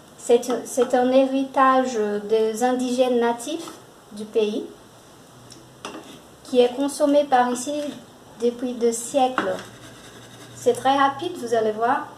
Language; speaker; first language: French; non-native, fluent; Portuguese